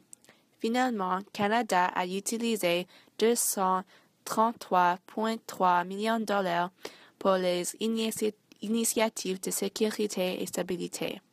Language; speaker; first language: French; non-native, learner; English